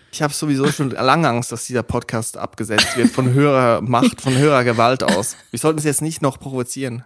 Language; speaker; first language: German; non-native, local second language; Swiss German